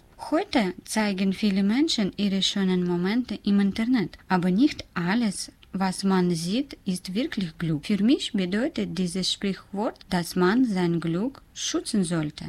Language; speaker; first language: German; non-native, learner; Russian